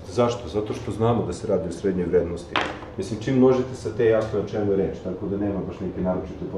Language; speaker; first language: Serbian; native; Serbian